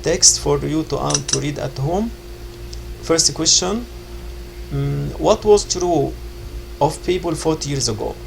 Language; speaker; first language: English; non-native, fluent; Arabic